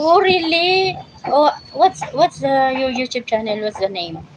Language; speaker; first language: English; non-native, learner; Filipino